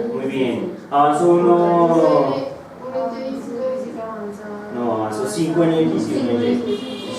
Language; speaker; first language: Spanish; native; Spanish